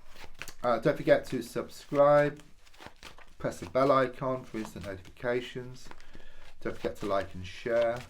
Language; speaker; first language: English; native; English